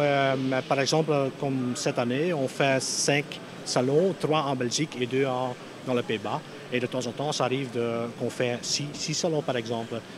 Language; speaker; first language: French; non-native, local second language; Dutch